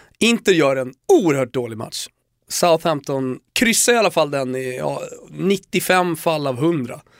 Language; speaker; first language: Swedish; native; Swedish